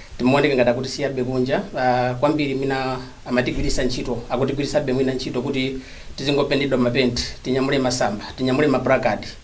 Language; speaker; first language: Nyanja; non-native, local second language; Tumbuka